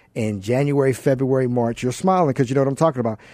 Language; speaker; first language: English; native; English